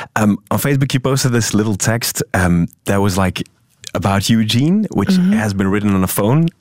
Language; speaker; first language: English; non-native, fluent; Dutch